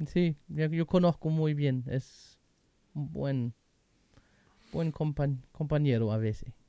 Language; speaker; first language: Spanish; non-native, learner; German